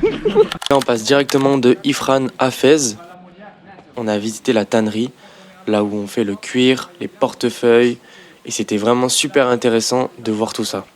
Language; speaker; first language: French; native; French